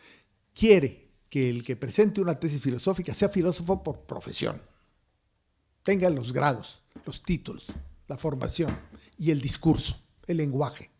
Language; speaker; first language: Spanish; native; Spanish